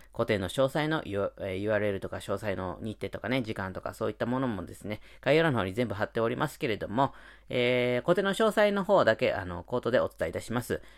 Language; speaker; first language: Japanese; native; Japanese